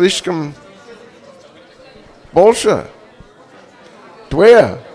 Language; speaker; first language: Russian; non-native, fluent; English